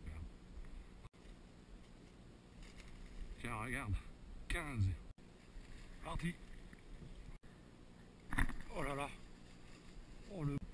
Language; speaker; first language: French; native; French